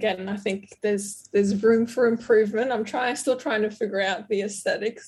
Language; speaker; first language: English; non-native, fluent; Portuguese